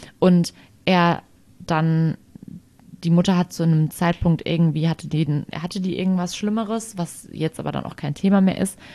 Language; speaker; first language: German; native; German